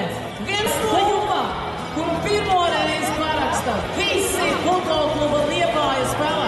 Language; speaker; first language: Latvian; native; Latvian